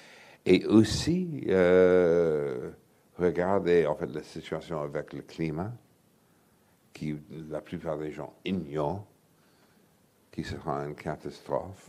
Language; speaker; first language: French; non-native, fluent; English